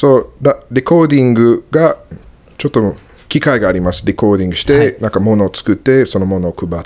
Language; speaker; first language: Japanese; non-native, learner; English